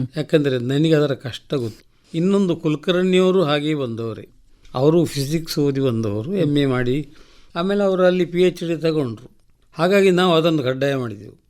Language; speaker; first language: Kannada; native; Kannada